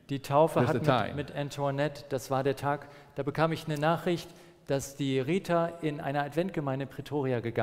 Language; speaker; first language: German; non-native, fluent; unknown